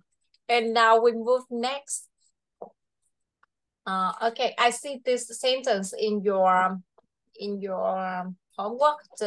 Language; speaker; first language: English; non-native, fluent; Vietnamese